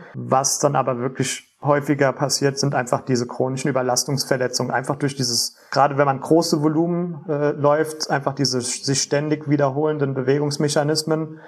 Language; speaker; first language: German; native; German